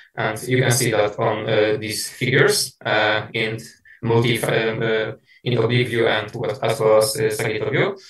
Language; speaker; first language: English; non-native, fluent; Polish